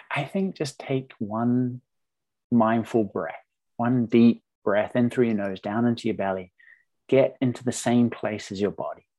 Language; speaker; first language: English; native; English